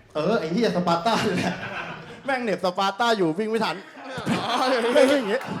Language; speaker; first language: Thai; native; Thai